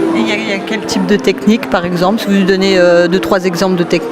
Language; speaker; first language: French; native; French